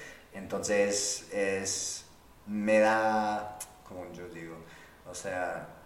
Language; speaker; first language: Spanish; non-native, fluent; English